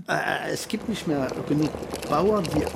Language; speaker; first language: German; non-native, fluent; French